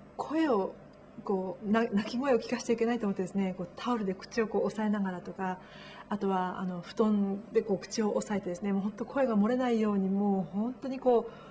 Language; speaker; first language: Japanese; native; Japanese